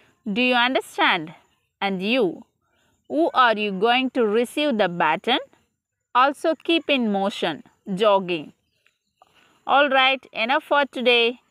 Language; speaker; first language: English; non-native, local second language; Tamil